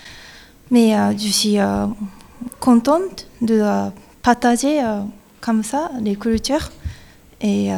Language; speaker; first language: French; non-native, learner; Japanese